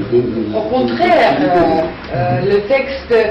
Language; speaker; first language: French; non-native, learner; Russian